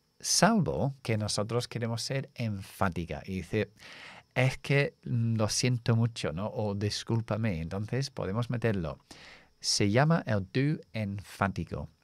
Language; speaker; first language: Spanish; non-native, fluent; English